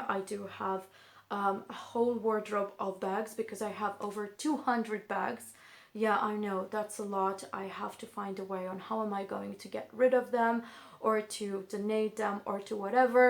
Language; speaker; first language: English; non-native, fluent; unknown